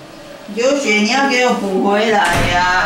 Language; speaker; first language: Chinese; native; Chinese